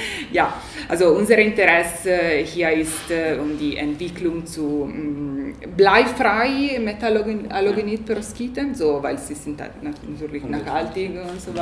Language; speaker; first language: German; non-native, learner; Italian